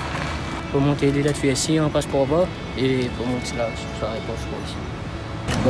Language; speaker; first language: French; non-native, local second language; Réunion Creole French